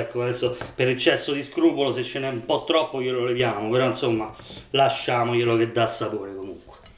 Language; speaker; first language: Italian; native; Italian